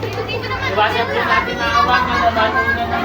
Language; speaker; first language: Filipino; non-native, local second language; Cebuano